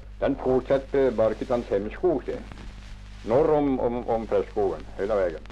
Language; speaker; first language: Swedish; native; Swedish